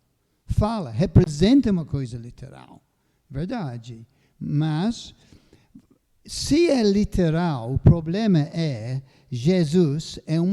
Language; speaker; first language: Portuguese; non-native, fluent; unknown